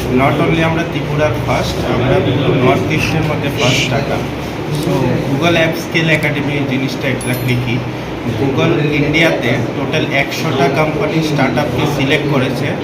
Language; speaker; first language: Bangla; native; Bangla